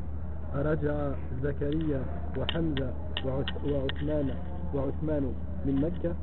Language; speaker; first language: Arabic; non-native, learner; French